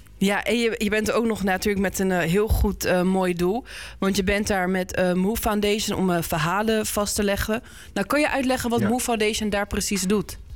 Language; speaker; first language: Dutch; native; Dutch